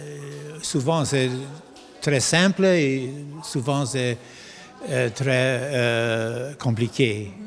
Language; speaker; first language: French; non-native, local second language; English